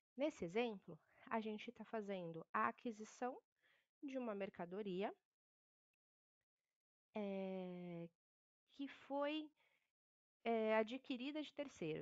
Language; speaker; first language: Portuguese; native; Portuguese